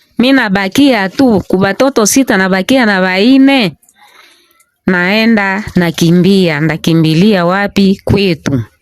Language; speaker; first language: Swahili; non-native, local second language; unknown